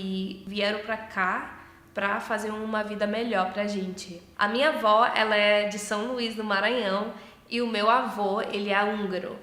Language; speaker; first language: Portuguese; early bilingual, heritage; English